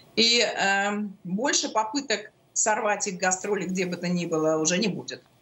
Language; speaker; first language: Russian; native; Russian